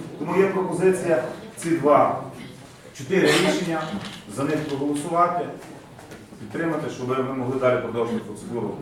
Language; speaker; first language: Ukrainian; native; Ukrainian